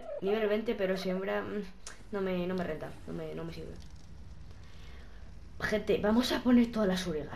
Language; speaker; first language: Spanish; native; Spanish